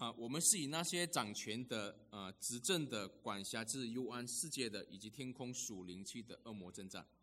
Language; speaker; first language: Chinese; native; Chinese